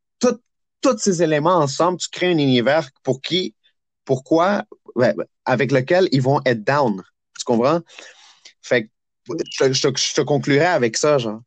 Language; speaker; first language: French; early bilingual, other home language; Spanish